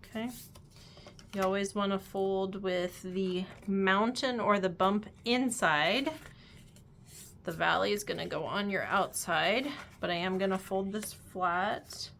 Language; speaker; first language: English; native; English